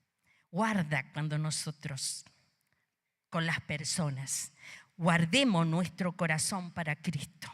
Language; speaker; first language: Spanish; native; Spanish